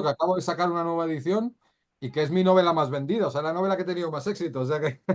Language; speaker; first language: Spanish; native; Spanish